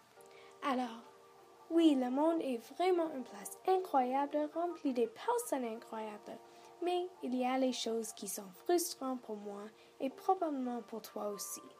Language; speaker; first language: French; non-native, learner; English